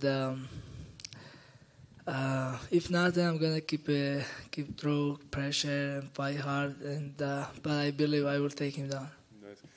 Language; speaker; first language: English; non-native, learner; Georgian